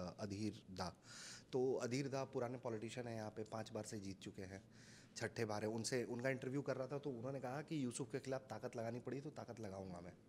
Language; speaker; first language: Hindi; native; Hindi